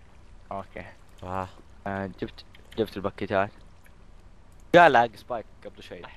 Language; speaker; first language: Arabic; native; Arabic